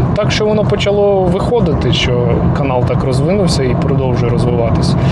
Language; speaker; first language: Ukrainian; non-native, local second language; Russian